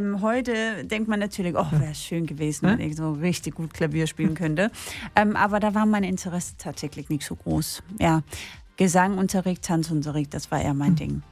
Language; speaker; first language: German; non-native, fluent; English